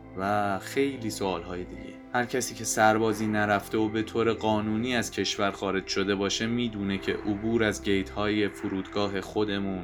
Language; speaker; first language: Persian; native; Persian